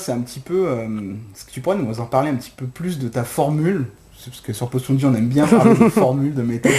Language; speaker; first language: French; native; French